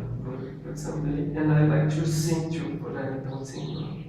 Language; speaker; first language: English; non-native, learner; Portuguese